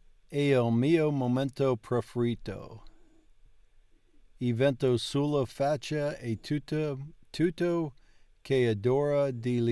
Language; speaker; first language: Italian; non-native, learner; English